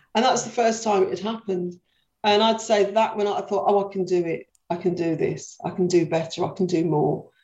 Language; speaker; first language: English; native; English